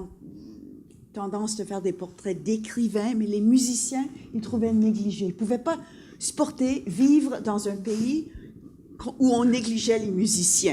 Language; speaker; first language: French; non-native, local second language; English